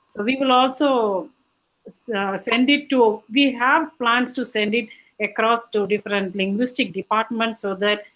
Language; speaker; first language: English; non-native, local second language; Tamil